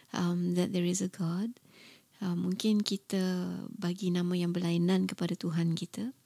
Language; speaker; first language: English; non-native, local second language; Malay